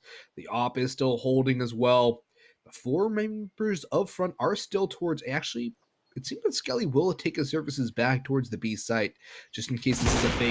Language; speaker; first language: English; native; English